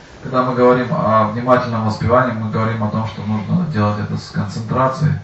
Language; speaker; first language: Russian; native; Russian